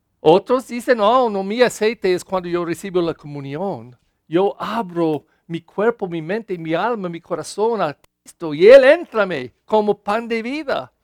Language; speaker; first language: Spanish; non-native, learner; English